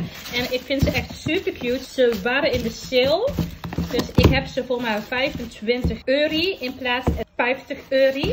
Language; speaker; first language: Dutch; early bilingual, other home language; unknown